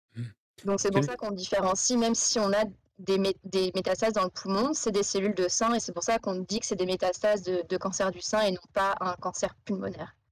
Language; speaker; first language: French; native; French